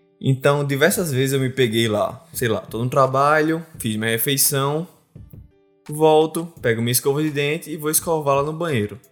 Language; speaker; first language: Portuguese; native; Portuguese